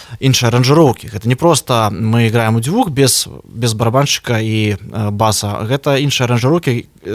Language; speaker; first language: Belarusian; non-native, local second language; Russian